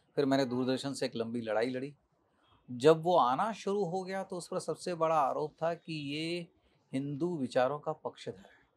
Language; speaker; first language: Hindi; native; Hindi